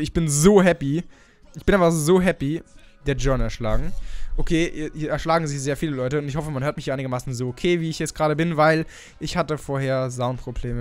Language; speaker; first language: German; native; German